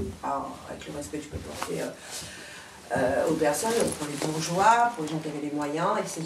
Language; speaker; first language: French; native; French